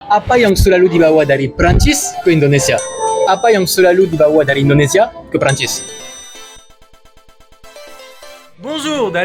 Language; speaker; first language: Indonesian; non-native, fluent; French